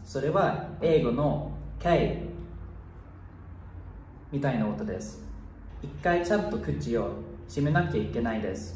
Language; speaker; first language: Japanese; non-native, fluent; English